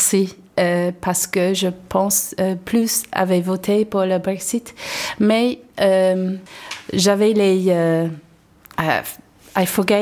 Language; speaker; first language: French; non-native, learner; English